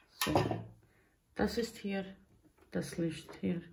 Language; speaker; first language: German; non-native, local second language; Bosnian